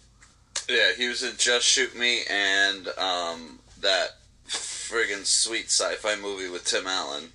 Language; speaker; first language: English; native; English